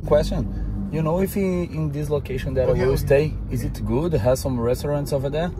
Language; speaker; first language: English; non-native, learner; Portuguese